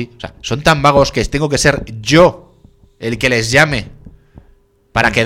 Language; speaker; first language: Spanish; native; Spanish